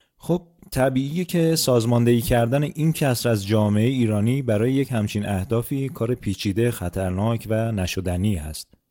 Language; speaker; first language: Persian; native; Persian